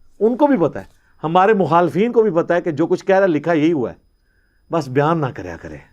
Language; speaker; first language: Urdu; non-native, local second language; Punjabi